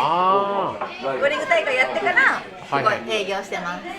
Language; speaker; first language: Japanese; native; Japanese